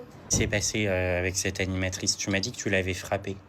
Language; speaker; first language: French; native; French